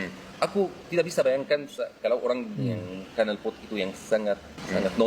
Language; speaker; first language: Indonesian; non-native, fluent; Arabic